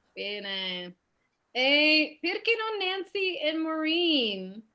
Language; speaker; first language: Italian; non-native, fluent; English